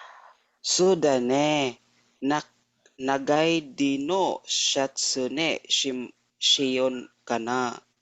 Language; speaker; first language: Japanese; non-native, learner; Filipino